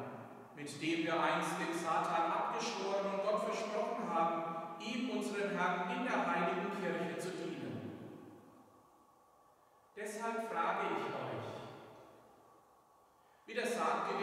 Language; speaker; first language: German; native; German